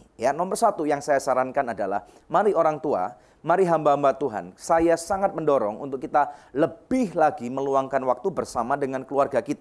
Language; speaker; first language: Indonesian; native; Indonesian